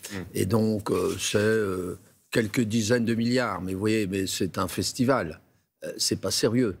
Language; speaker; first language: French; native; French